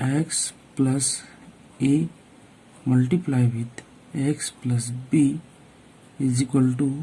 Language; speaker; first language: English; non-native, local second language; Hindi